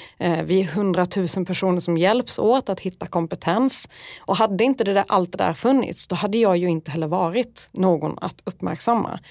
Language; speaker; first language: Swedish; early bilingual, other home language; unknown